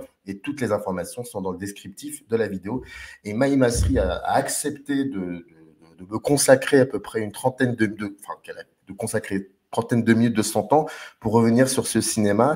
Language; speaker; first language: French; native; French